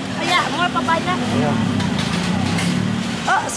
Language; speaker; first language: English; non-native, learner; Thai